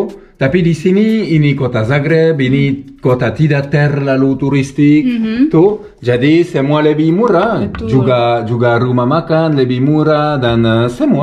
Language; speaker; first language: Indonesian; non-native, learner; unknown